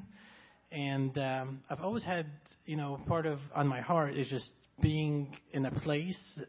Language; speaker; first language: English; non-native, fluent; Arabic